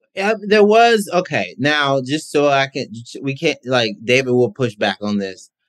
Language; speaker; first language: English; native; English